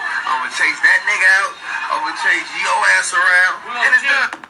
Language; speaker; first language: English; native; English